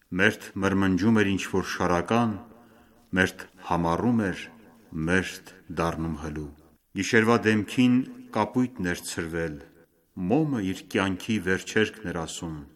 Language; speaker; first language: Armenian; early bilingual, heritage; Armenian